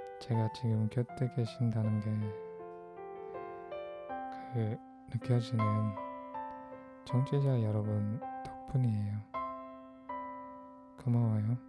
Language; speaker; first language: Korean; non-native, fluent; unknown